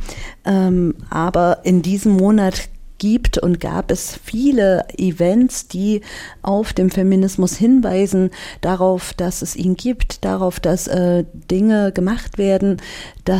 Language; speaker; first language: German; native; German